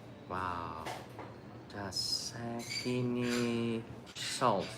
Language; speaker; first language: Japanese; non-native, fluent; English